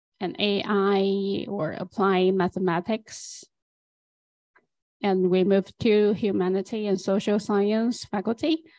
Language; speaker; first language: English; non-native, fluent; Chinese